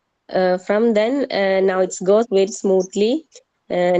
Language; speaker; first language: English; non-native, learner; Malayalam